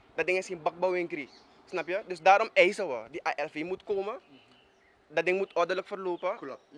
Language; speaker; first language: Dutch; native; Dutch